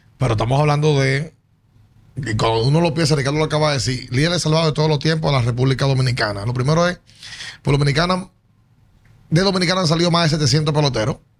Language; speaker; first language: Spanish; native; Spanish